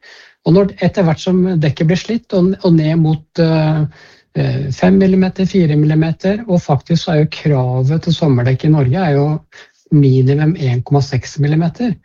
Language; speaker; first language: Norwegian; native; Norwegian